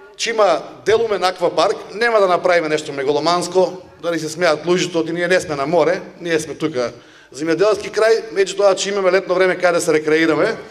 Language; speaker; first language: Macedonian; native; Macedonian